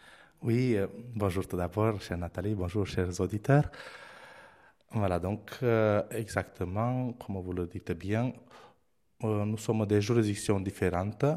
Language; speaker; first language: French; non-native, fluent; Romanian